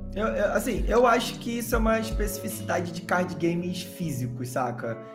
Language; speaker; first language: Portuguese; native; Portuguese